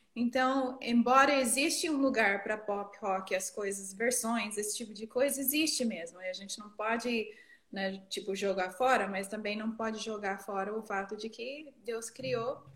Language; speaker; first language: Portuguese; non-native, fluent; English